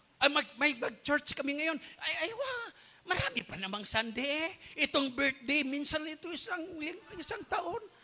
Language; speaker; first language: Filipino; non-native, local second language; Cebuano